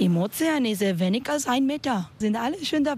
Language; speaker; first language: German; non-native, learner; Spanish